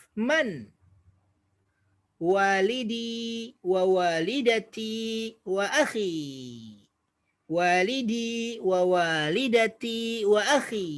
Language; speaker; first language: Arabic; non-native, fluent; Indonesian